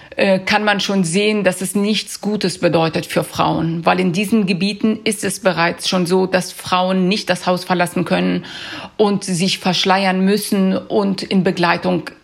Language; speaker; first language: German; early bilingual, other home language; Persian